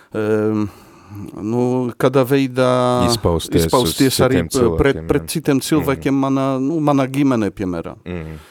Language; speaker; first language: Latvian; non-native, fluent; Polish